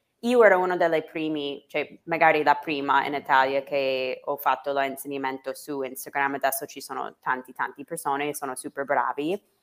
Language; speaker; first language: Italian; non-native, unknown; English